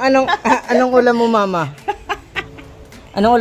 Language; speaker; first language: Filipino; native; Filipino